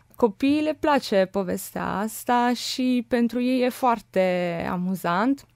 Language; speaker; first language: Romanian; non-native, learner; Italian